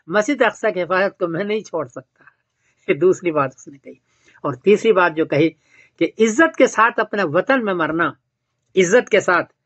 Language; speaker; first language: Urdu; native; Urdu